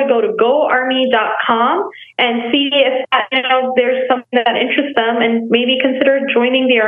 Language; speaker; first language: English; non-native, local second language; Nepali